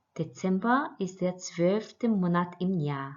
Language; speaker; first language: German; non-native, fluent; Korean